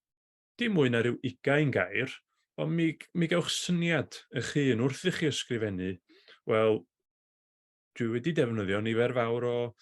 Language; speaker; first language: Welsh; native; Welsh